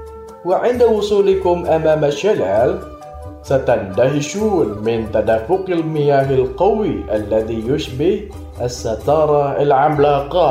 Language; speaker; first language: Arabic; non-native, fluent; Indonesian